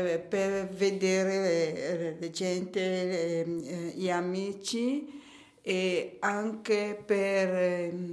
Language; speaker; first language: Italian; non-native, learner; French